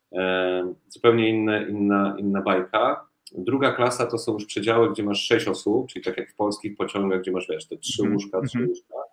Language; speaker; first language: Polish; native; Polish